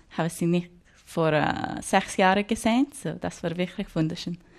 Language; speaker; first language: German; non-native, learner; English